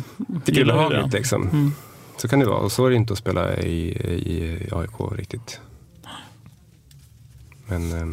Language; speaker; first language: Swedish; native; Swedish